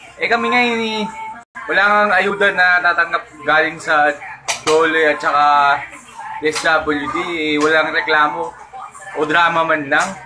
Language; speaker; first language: Filipino; non-native, local second language; Cebuano